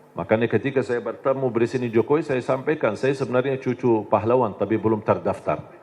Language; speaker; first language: Indonesian; non-native, fluent; Arabic